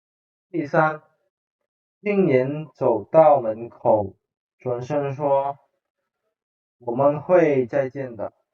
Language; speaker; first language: Chinese; non-native, fluent; Indonesian